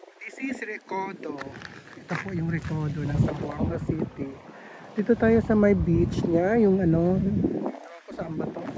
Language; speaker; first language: Filipino; non-native, local second language; Chavacano